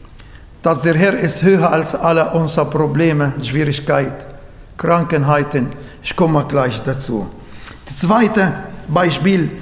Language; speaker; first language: German; non-native, fluent; Arabic